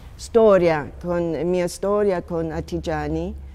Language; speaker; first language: Italian; non-native, fluent; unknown